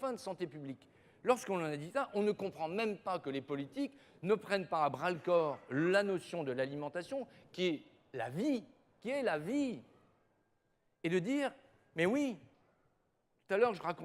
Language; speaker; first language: French; native; French